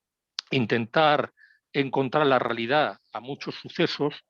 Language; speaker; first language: Spanish; native; Spanish